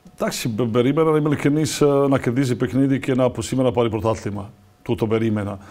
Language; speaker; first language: Greek; non-native, fluent; Serbian